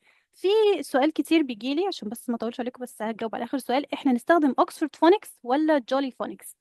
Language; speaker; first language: Arabic; native; Arabic